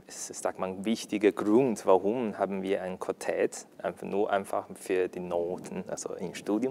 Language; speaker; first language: German; non-native, learner; Chinese